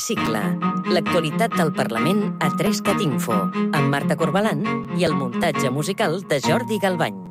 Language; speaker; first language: Catalan; native; Catalan